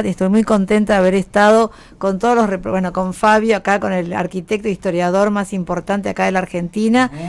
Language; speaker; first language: Spanish; native; Spanish